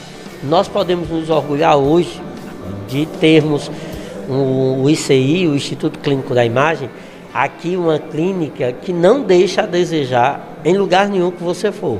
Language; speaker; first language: Portuguese; native; Portuguese